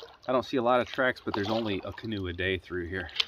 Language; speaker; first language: English; native; English